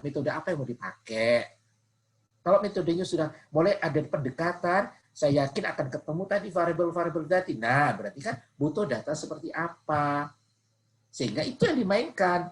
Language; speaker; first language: Indonesian; non-native, local second language; Javanese